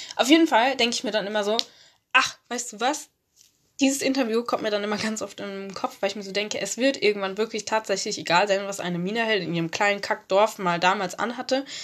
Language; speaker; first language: German; early bilingual, other home language; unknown